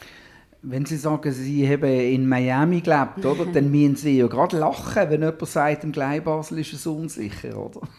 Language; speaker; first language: German; native; German